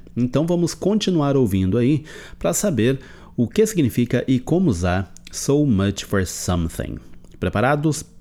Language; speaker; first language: Portuguese; native; Portuguese